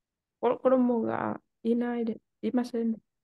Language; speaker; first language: Japanese; non-native, learner; Vietnamese